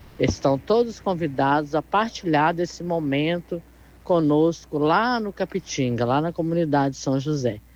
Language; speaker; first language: Portuguese; native; Portuguese